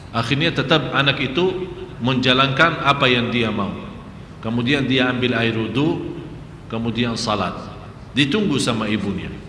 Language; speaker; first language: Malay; non-native, fluent; Arabic